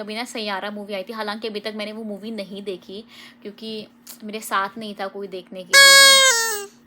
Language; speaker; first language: Hindi; native; Hindi